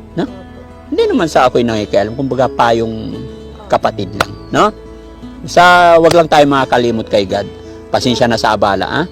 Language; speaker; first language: Filipino; native; Filipino